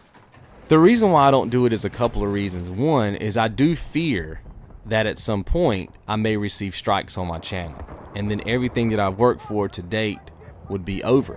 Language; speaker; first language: English; native; English